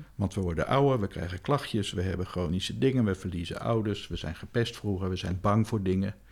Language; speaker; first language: Dutch; native; Dutch